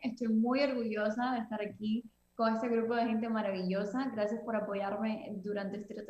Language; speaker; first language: Spanish; early bilingual, heritage; Spanish